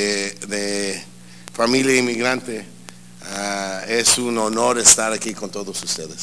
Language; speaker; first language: Spanish; early bilingual, heritage; English